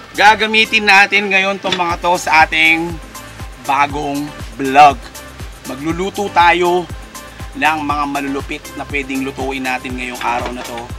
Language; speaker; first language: Filipino; non-native, local second language; Pampanga